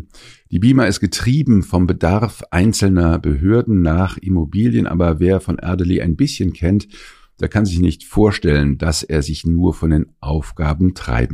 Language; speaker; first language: German; native; German